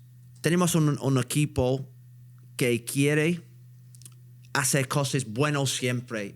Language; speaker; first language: Spanish; non-native, learner; English